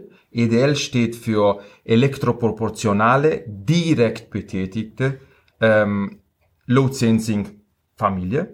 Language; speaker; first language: German; non-native, fluent; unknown